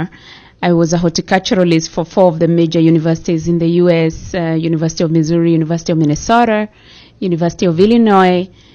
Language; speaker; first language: English; non-native, local second language; Kikuyu